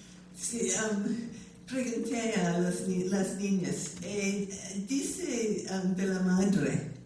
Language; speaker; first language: Spanish; non-native, learner; English